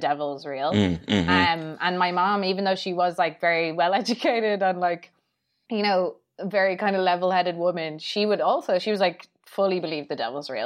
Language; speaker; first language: English; native; English